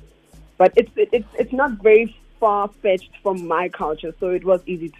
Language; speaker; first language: English; non-native, local second language; Zulu